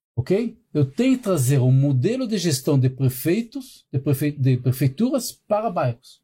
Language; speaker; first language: Portuguese; non-native, fluent; Hebrew